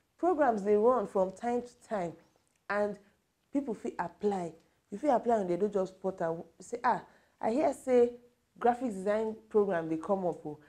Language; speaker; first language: Nigerian Pidgin; native; Nigerian Pidgin